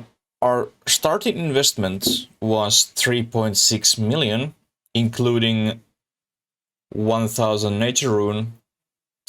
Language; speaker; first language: English; non-native, learner; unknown